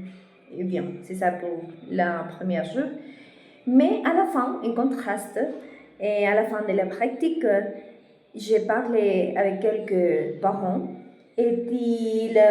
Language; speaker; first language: French; non-native, fluent; Spanish